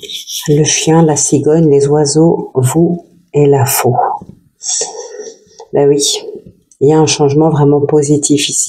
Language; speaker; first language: French; native; French